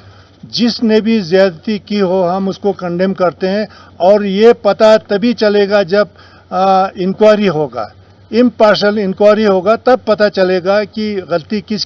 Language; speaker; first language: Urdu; non-native, local second language; Ladakhi